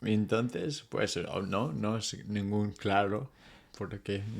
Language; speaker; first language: Spanish; non-native, fluent; English